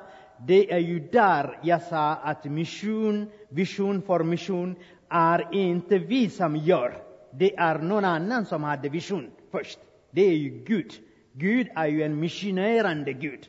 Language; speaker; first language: Swedish; non-native, fluent; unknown